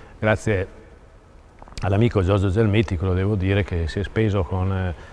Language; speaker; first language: Italian; native; Italian